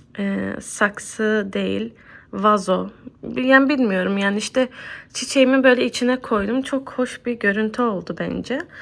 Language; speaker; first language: Turkish; early bilingual, heritage; Turkish